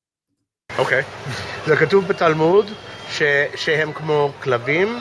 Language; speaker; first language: Hebrew; non-native, fluent; English